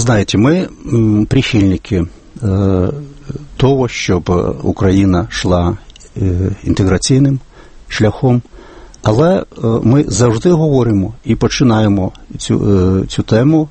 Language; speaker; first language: Ukrainian; non-native, fluent; Lithuanian